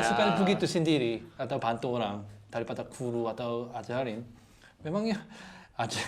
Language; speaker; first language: Indonesian; non-native, learner; Korean